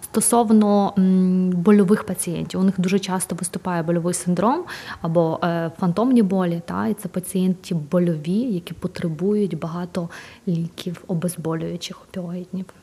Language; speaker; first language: Ukrainian; native; Ukrainian